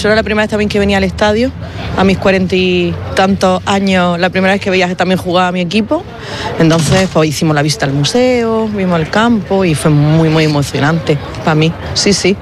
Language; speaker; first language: Spanish; native; Spanish